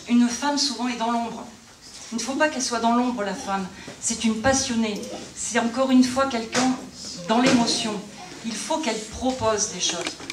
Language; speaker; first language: French; native; French